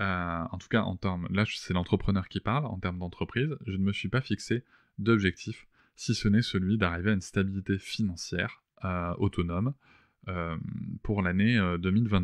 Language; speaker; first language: French; native; French